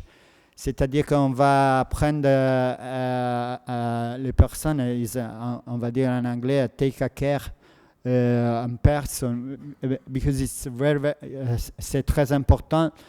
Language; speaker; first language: French; non-native, fluent; Italian